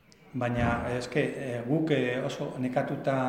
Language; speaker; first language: Basque; non-native, learner; Spanish